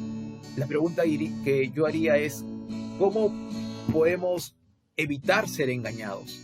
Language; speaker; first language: Spanish; native; Spanish